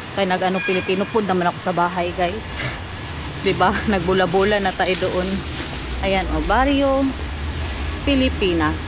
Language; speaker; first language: Filipino; non-native, local second language; Cebuano